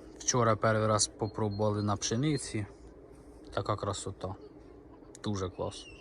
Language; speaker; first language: Ukrainian; native; Ukrainian